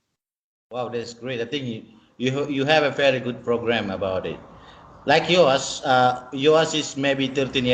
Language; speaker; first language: English; non-native, learner; Indonesian